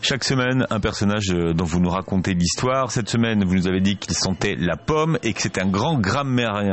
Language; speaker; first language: French; native; French